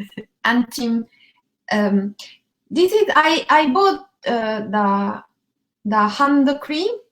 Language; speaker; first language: English; non-native, learner; Japanese